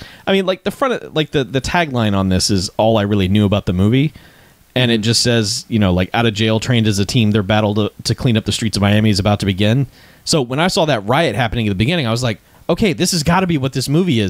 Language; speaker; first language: English; native; English